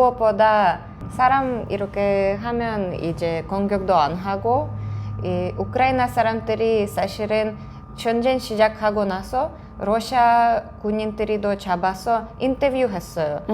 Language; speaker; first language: Korean; non-native, fluent; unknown